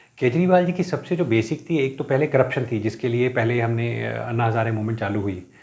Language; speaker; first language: Hindi; non-native, local second language; Punjabi